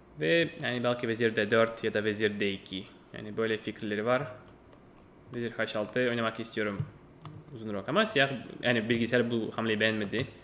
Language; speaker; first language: Turkish; non-native, fluent; Russian